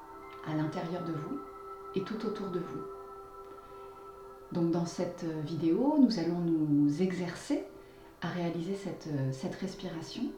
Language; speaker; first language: French; native; French